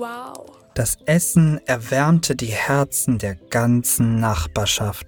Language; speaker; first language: German; early bilingual, other home language; Turkish